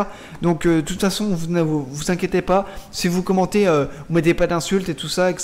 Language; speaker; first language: French; native; French